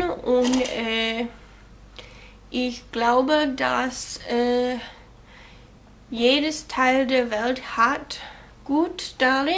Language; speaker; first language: German; non-native, learner; English